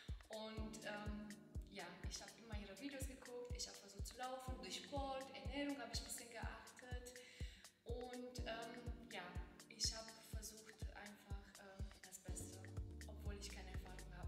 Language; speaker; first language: German; non-native, fluent; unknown